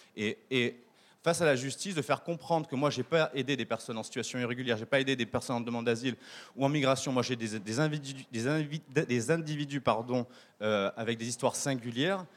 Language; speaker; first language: French; native; French